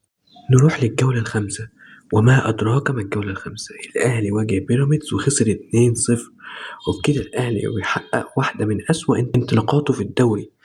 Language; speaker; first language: Arabic; native; Arabic